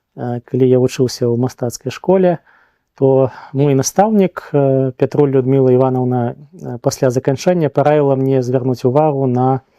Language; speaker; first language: Belarusian; non-native, local second language; Russian